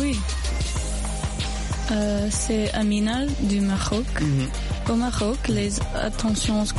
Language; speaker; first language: French; non-native, learner; English